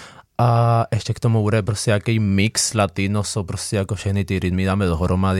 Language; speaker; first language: Czech; non-native, fluent; Spanish